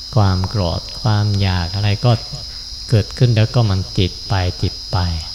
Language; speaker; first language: Thai; non-native, fluent; Japanese